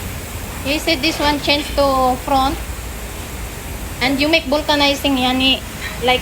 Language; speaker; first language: English; non-native, learner; Filipino